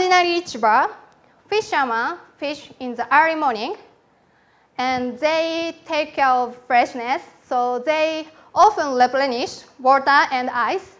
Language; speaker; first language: English; non-native, learner; Japanese